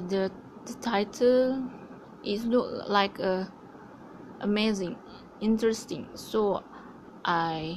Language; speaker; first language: English; non-native, learner; Malay